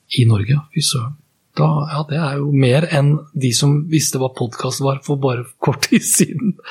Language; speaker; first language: Norwegian; native; Norwegian